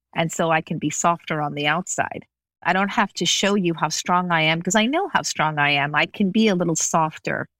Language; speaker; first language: English; native; English